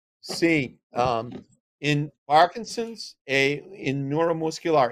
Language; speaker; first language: Portuguese; non-native, learner; English